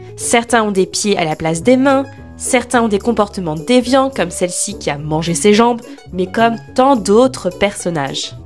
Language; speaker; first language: French; native; French